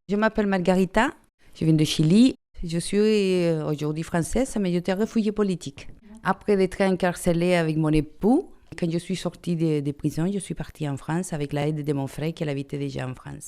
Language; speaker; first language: French; non-native, fluent; Spanish